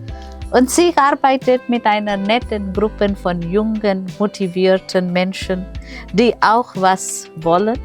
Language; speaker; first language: German; non-native, fluent; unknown